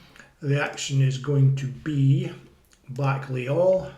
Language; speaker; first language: English; native; English